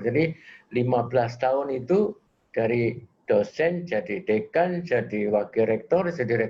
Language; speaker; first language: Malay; non-native, local second language; Javanese